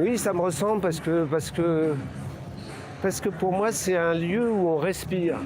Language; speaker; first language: French; native; French